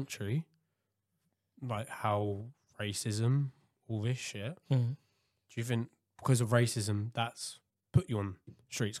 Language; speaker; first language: English; native; English